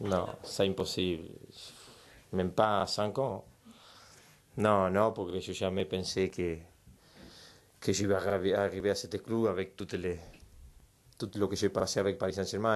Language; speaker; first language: French; non-native, fluent; Spanish